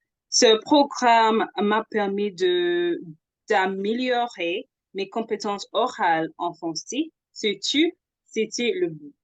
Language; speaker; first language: French; non-native, fluent; English